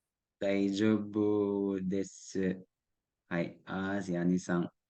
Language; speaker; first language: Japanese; non-native, fluent; Cebuano